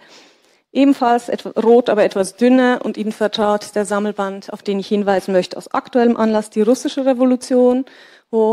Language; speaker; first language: German; native; German